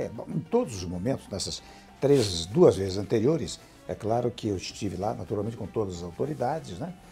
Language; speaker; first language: Portuguese; early bilingual, other home language; Arabic